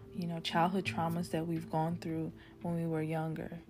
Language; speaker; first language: English; early bilingual, other home language; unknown